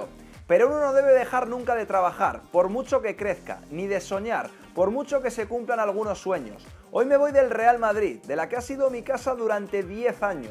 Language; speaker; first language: Spanish; native; Spanish